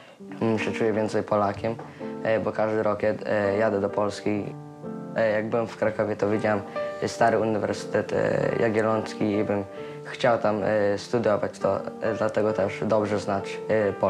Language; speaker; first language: Polish; early bilingual, heritage; Polish